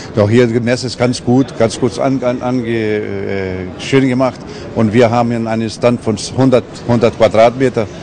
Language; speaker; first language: German; non-native, learner; Portuguese